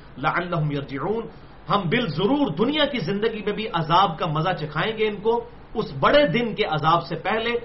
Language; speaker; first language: Urdu; non-native, local second language; Punjabi